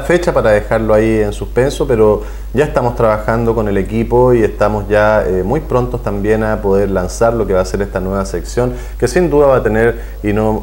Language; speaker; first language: Spanish; native; Spanish